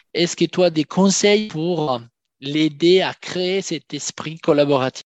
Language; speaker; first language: French; non-native, fluent; Italian